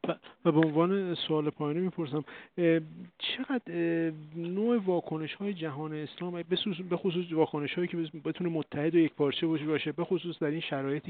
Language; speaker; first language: Persian; native; Persian